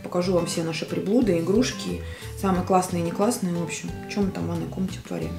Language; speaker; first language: Russian; non-native, local second language; Latvian